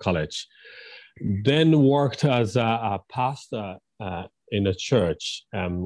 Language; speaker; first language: English; non-native, fluent; Japanese